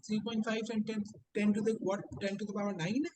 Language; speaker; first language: English; non-native, local second language; Urdu